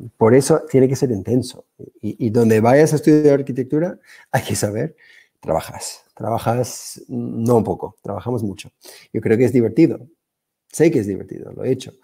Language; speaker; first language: Spanish; non-native, fluent; English